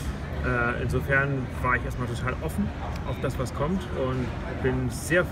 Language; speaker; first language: German; native; German